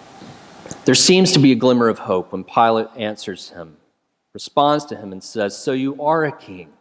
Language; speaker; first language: English; native; English